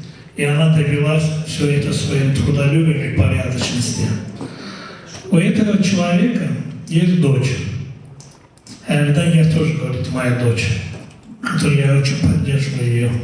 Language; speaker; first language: Russian; non-native, local second language; Azerbaijani